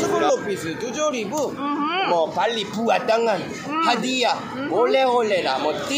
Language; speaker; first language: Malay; non-native, learner; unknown